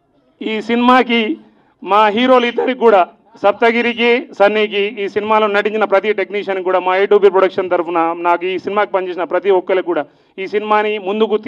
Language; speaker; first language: Telugu; native; Telugu